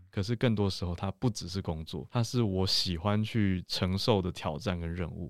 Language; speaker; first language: Chinese; native; Chinese